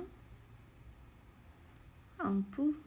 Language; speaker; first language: French; non-native, learner; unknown